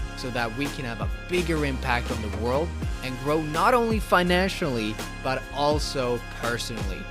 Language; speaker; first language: English; non-native, fluent; Swedish